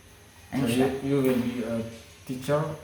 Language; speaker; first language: English; non-native, learner; Indonesian